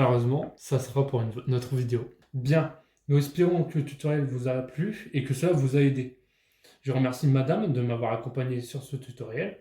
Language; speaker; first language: French; native; French